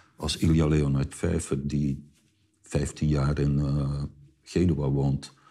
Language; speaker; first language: Dutch; native; Dutch